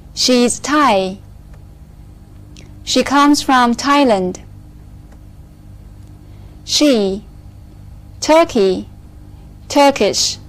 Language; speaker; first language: English; non-native, fluent; Chinese